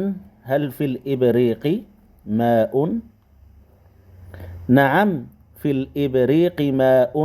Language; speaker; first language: Arabic; non-native, fluent; Indonesian